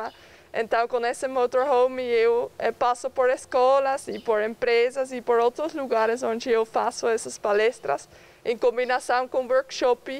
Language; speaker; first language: Portuguese; non-native, fluent; Dutch